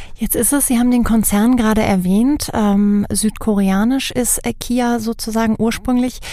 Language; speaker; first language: German; native; German